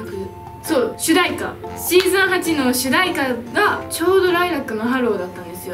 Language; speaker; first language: Japanese; native; Japanese